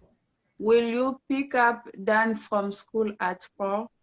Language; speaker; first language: English; non-native, learner; French